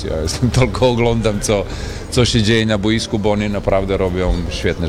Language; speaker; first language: Polish; non-native, fluent; Serbian